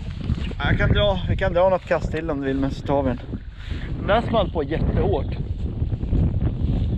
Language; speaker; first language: Swedish; native; Swedish